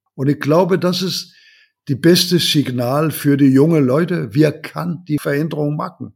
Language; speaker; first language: German; non-native, learner; Danish